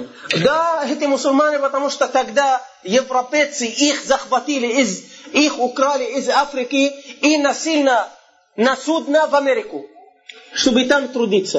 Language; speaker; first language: Russian; non-native, fluent; Arabic